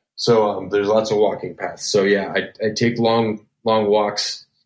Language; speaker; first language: English; native; English